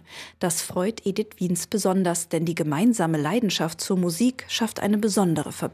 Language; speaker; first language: German; native; German